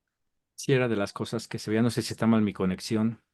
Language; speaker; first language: Spanish; native; Spanish